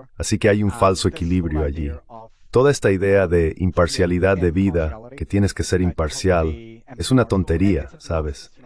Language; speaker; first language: Spanish; non-native, fluent; English